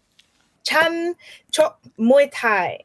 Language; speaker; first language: Thai; non-native, learner; English